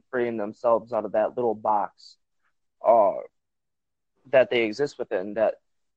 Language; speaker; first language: English; native; English